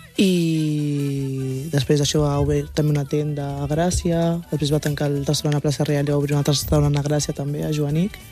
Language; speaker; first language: Catalan; early bilingual, other home language; Wolof